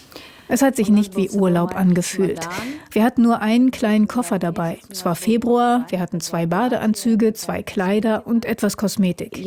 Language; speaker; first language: German; non-native, fluent; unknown